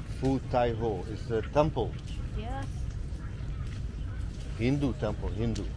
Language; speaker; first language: English; non-native, learner; Turkish